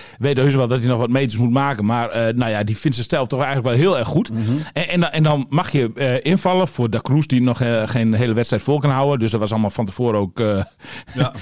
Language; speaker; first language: Dutch; native; Dutch